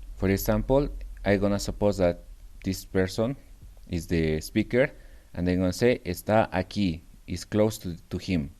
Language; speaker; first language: English; non-native, learner; Spanish